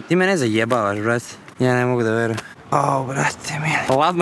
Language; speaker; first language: Serbian; native; Serbian